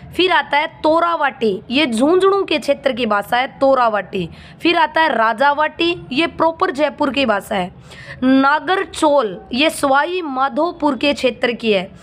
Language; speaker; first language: Hindi; native; Hindi